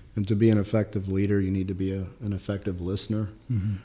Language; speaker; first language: English; early bilingual, other home language; Italian